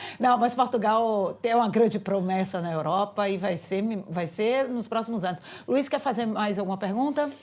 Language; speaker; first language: Portuguese; native; Portuguese